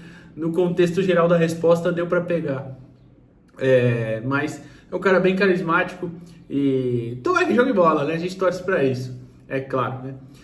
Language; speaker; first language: Portuguese; native; Portuguese